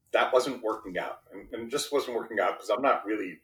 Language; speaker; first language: English; early bilingual, other home language; Spanish